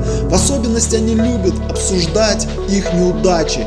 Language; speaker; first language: Russian; native; Russian